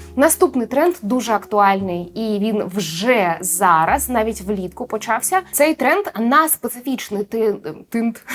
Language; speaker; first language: Ukrainian; native; Ukrainian